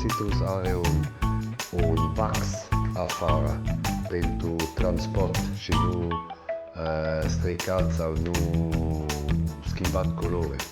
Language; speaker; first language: Romanian; non-native, learner; Swiss German